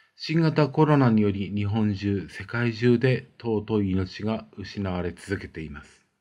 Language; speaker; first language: Japanese; native; Japanese